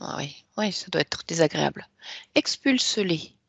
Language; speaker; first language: French; native; French